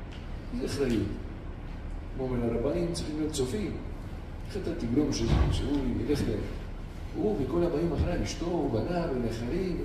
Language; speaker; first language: Hebrew; non-native, fluent; Spanish